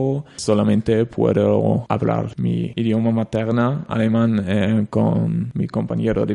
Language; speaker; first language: Spanish; non-native, learner; German